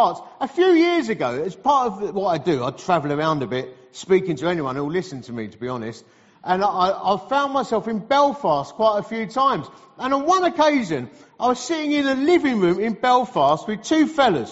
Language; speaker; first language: English; native; English